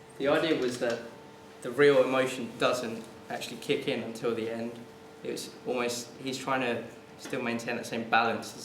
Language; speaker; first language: English; native; English